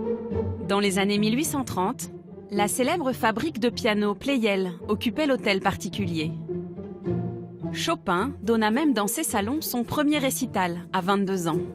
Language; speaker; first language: French; native; French